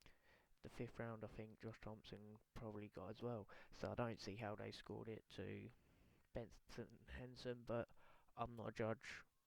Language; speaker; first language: English; native; English